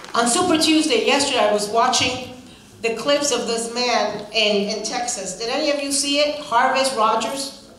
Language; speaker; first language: English; non-native, fluent; Spanish